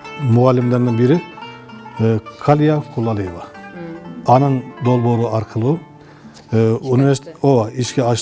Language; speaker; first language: Kyrgyz; non-native, fluent; Turkish